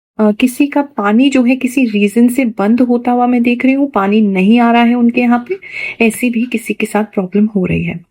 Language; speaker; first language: Hindi; native; Hindi